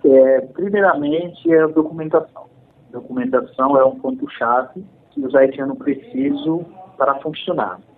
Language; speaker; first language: Portuguese; non-native, fluent; Haitian Creole